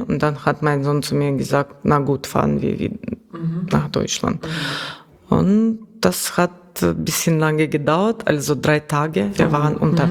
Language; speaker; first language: German; non-native, learner; Russian